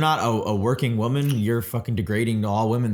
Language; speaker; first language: English; native; English